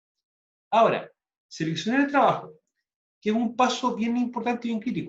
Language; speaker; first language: Spanish; native; Spanish